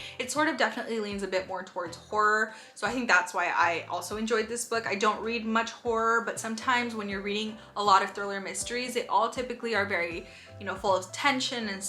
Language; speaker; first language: English; native; English